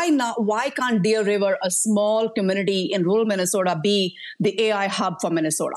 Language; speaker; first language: English; non-native, local second language; Hindi